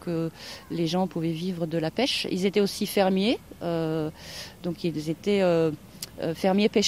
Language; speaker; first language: French; non-native, fluent; Norwegian